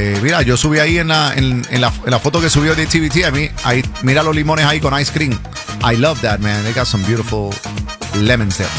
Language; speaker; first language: Spanish; early bilingual, heritage; Spanish